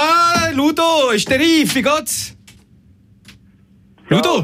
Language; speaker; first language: German; non-native, local second language; French